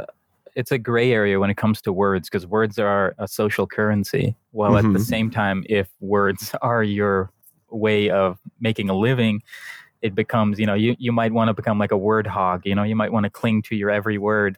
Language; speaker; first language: English; non-native, fluent; Dutch